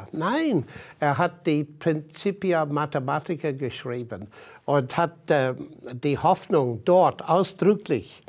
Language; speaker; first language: German; non-native, fluent; English